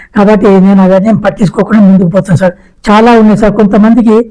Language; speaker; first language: Telugu; native; Telugu